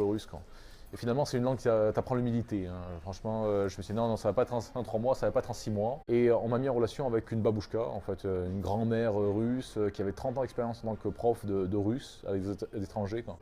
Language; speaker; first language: French; native; French